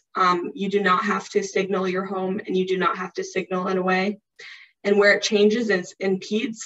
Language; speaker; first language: English; native; English